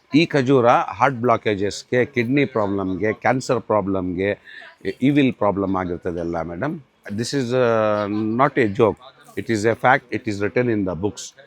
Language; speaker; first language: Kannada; non-native, local second language; Urdu